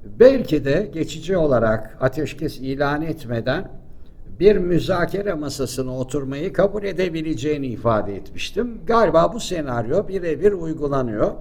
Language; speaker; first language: Turkish; native; Turkish